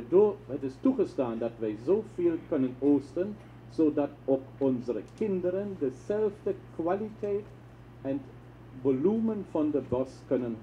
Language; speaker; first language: Dutch; non-native, local second language; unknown